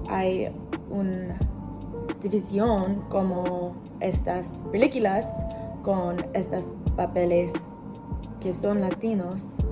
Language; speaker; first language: Spanish; non-native, learner; English